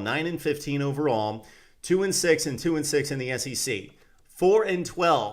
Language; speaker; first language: English; native; English